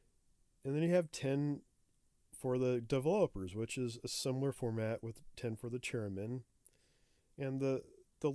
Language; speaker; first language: English; native; English